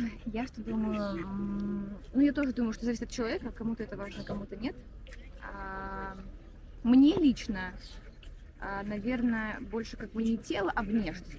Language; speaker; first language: Russian; native; Russian